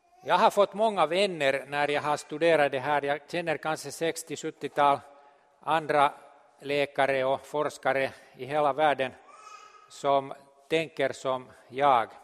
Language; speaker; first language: Swedish; non-native, local second language; Finnish